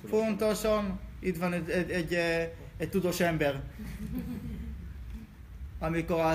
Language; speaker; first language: Hungarian; non-native, learner; Hebrew